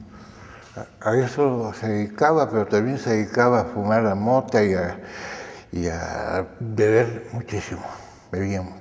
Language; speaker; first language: Spanish; early bilingual, other home language; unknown